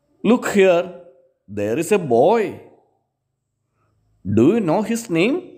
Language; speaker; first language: English; non-native, local second language; Malayalam